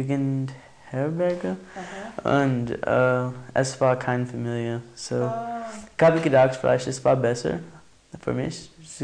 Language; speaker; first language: German; non-native, learner; English